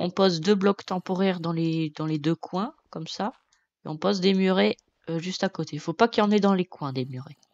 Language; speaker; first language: French; native; French